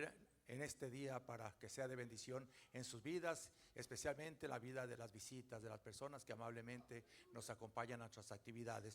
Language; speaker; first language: Spanish; native; Spanish